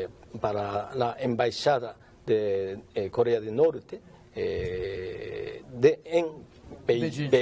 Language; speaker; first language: Portuguese; non-native, learner; Japanese